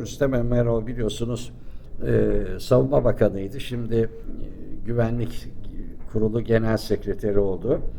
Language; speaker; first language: Turkish; native; Turkish